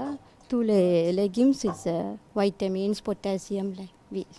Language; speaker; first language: French; non-native, learner; Tamil